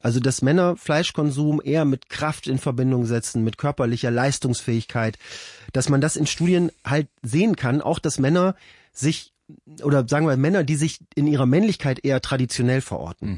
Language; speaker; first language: German; native; German